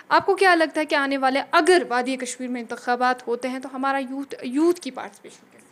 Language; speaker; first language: Hindi; non-native, local second language; Kashmiri